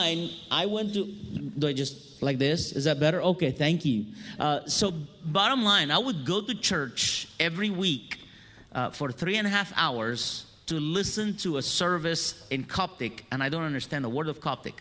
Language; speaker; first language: English; non-native, fluent; Arabic